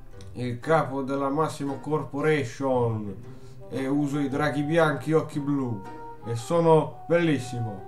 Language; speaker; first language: Italian; native; Italian